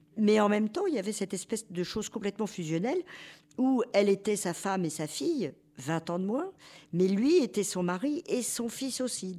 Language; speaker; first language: French; native; French